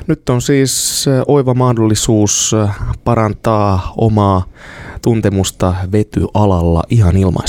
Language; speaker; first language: Finnish; native; Finnish